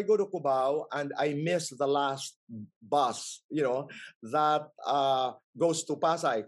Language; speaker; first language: English; non-native, local second language; Waray